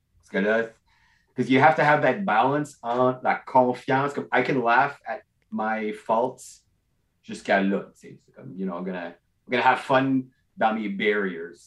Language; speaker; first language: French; non-native, local second language; English